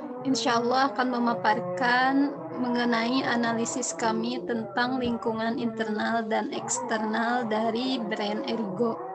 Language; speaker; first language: Indonesian; native; Indonesian